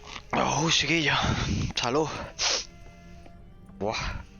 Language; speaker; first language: Spanish; native; Spanish